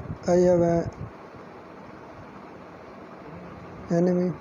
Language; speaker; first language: English; non-native, learner; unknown